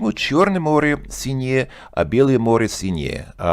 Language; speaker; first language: Russian; non-native, learner; English